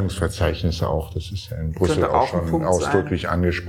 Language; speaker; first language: German; native; German